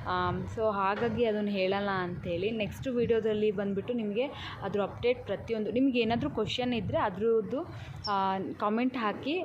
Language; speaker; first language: Kannada; native; Kannada